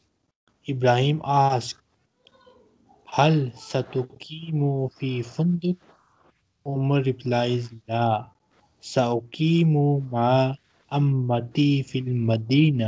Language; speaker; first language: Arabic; non-native, fluent; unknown